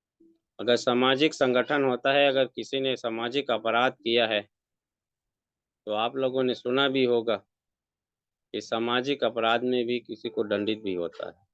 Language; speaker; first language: Hindi; native; Hindi